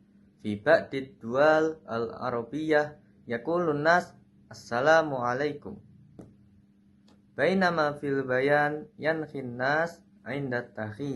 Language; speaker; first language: Arabic; non-native, learner; Indonesian